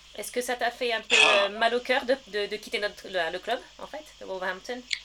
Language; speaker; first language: French; early bilingual, heritage; French